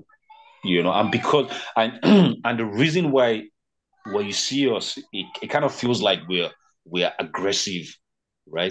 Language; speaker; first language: English; non-native, local second language; Yoruba